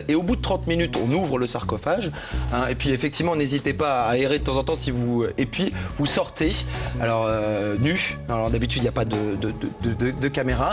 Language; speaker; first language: French; native; French